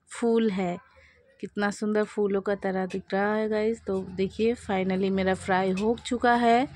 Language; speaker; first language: Hindi; non-native, local second language; Bangla